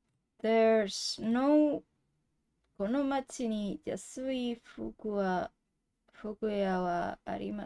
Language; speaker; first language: Japanese; non-native, learner; English